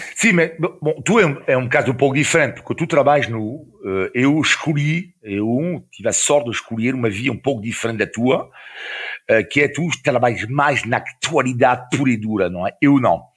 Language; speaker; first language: Portuguese; non-native, fluent; French